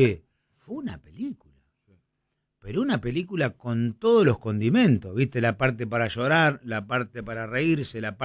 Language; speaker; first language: Spanish; native; Spanish